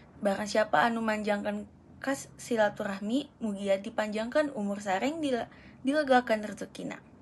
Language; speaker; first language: Sundanese; native; Sundanese